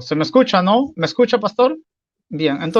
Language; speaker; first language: Spanish; native; Spanish